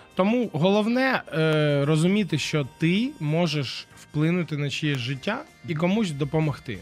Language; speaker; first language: Ukrainian; non-native, local second language; Russian